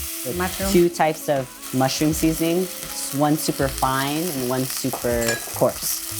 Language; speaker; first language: English; early bilingual, other home language; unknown